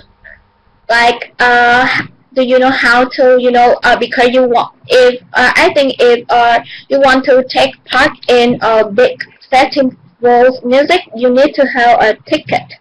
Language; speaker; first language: English; non-native, learner; Vietnamese